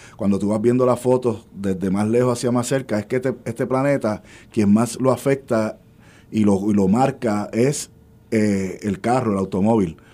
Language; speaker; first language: Spanish; native; Spanish